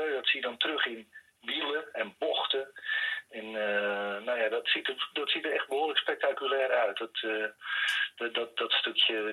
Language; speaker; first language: Dutch; native; Dutch